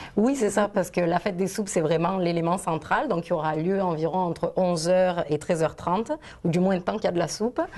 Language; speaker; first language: French; native; French